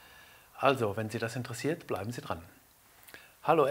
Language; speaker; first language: German; native; German